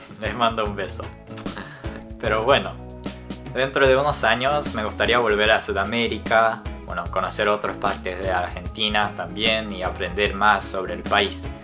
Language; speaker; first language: Spanish; non-native, fluent; Japanese